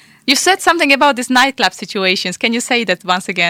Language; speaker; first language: English; non-native, fluent; Polish